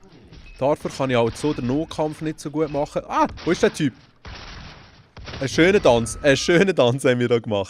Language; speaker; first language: German; native; German